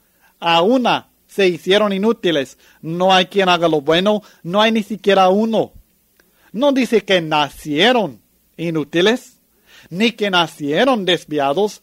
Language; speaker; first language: Spanish; native; Spanish